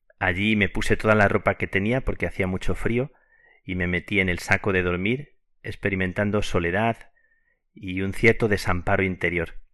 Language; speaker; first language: Spanish; native; Spanish